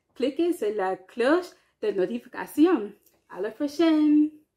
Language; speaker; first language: French; non-native, learner; English